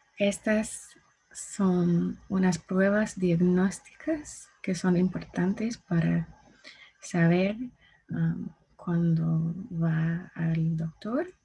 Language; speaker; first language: Spanish; non-native, learner; English